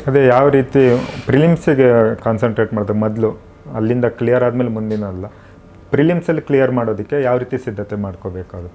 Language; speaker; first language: Kannada; native; Kannada